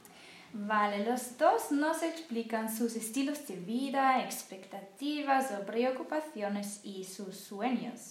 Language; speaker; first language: Spanish; non-native, learner; German